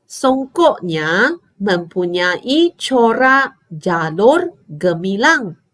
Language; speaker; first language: Malay; non-native, local second language; Chinese